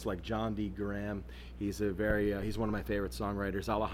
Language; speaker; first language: English; native; English